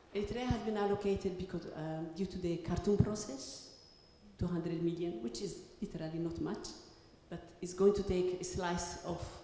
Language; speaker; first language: English; non-native, fluent; Tigrinya